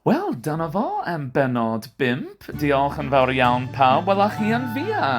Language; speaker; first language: Welsh; non-native, learner; English